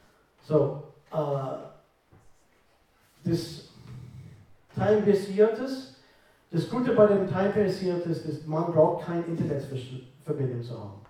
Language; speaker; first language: German; non-native, fluent; English